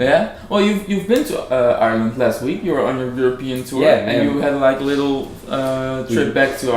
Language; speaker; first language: English; non-native, fluent; Dutch